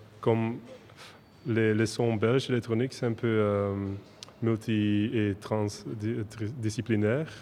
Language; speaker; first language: French; non-native, local second language; Dutch